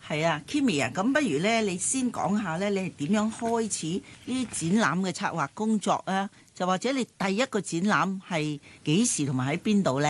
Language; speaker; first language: Chinese; non-native, local second language; Cantonese